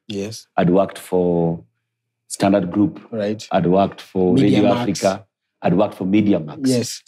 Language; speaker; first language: English; non-native, local second language; Luo (Kenya and Tanzania)